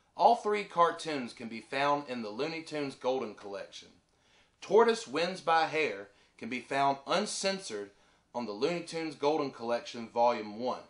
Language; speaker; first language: English; native; English